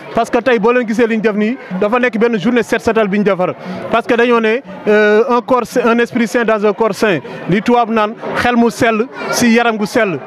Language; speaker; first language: Wolof; native; Wolof